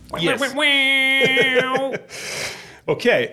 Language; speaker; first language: English; non-native, fluent; Swedish